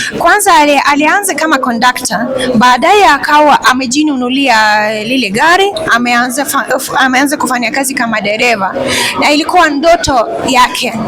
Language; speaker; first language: Swahili; non-native, fluent; Russian